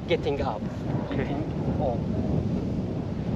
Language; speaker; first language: English; non-native, learner; Turkish